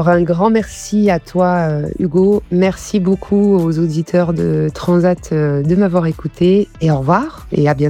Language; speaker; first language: French; early bilingual, other home language; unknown